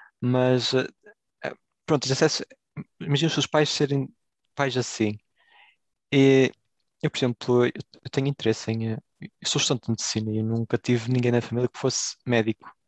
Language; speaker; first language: Portuguese; native; Portuguese